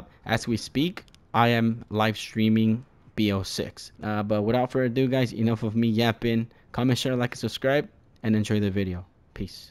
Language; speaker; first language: English; native; English